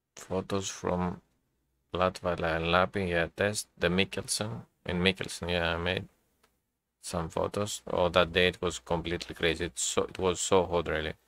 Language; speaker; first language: English; non-native, learner; Greek